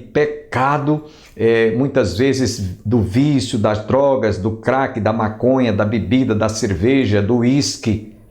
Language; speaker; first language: Portuguese; native; Portuguese